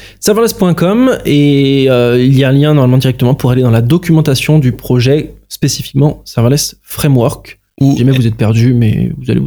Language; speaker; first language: French; native; French